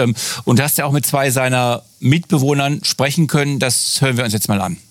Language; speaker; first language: German; native; German